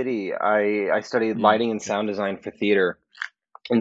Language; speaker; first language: English; native; English